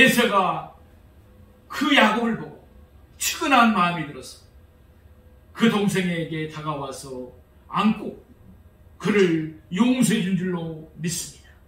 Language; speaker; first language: Korean; native; Korean